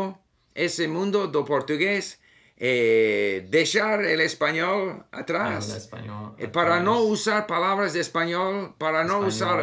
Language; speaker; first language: Portuguese; non-native, learner; English